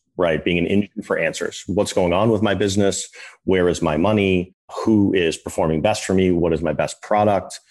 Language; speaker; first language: English; native; English